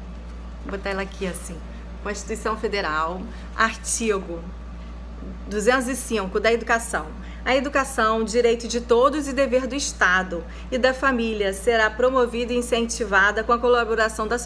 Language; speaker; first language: Portuguese; native; Portuguese